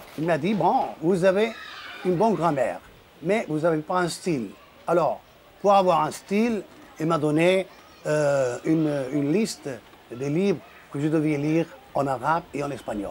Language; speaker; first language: French; non-native, local second language; Arabic